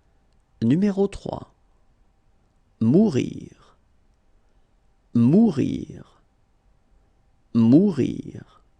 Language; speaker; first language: French; native; French